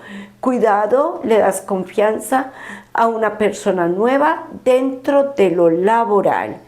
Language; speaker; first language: Spanish; native; Spanish